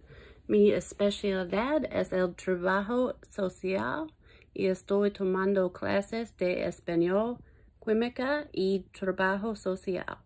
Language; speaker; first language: Spanish; non-native, learner; English